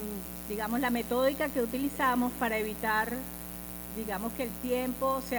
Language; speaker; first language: Spanish; native; Spanish